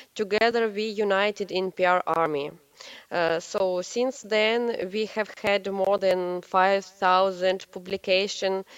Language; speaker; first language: English; non-native, learner; Ukrainian